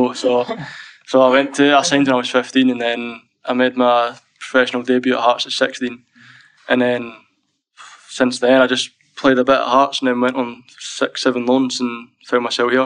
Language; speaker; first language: English; native; English